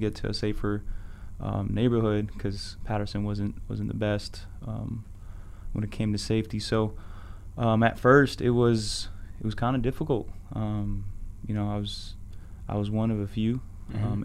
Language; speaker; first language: English; native; English